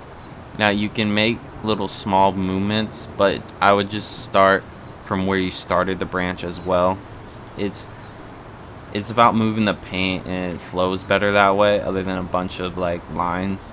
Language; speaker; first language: English; native; English